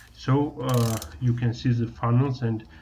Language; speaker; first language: English; non-native, learner; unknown